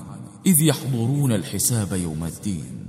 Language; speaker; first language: Arabic; native; Arabic